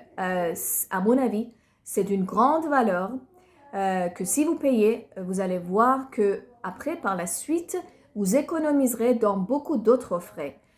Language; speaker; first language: French; non-native, fluent; Persian